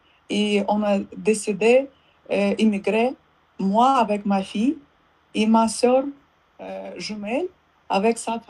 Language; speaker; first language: French; non-native, learner; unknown